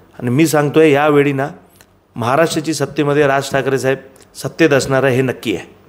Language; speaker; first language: Marathi; non-native, local second language; Gujarati